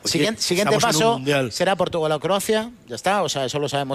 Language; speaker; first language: Spanish; native; Spanish